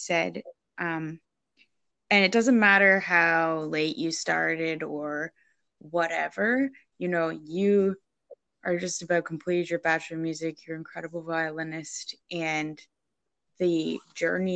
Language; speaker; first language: English; native; English